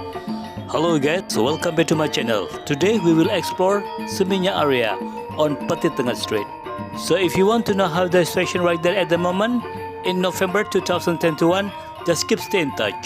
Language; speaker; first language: English; non-native, local second language; Indonesian